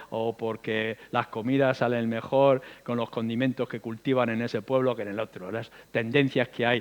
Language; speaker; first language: Spanish; native; Spanish